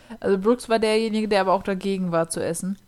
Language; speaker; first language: German; native; German